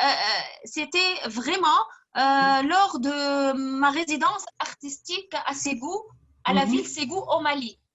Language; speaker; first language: French; non-native, fluent; Arabic